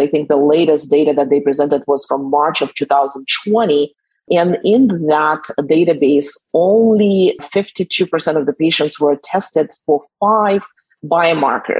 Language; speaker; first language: English; non-native, fluent; Russian